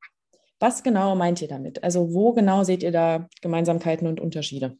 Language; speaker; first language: German; native; German